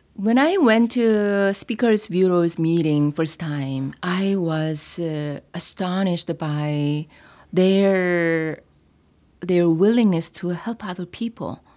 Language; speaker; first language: English; non-native, fluent; Korean